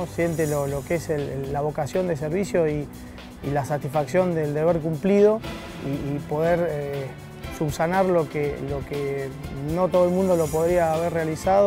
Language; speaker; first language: Spanish; native; Spanish